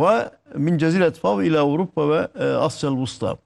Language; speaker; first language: Arabic; non-native, fluent; Turkish